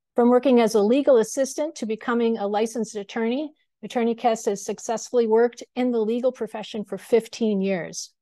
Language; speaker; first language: English; native; English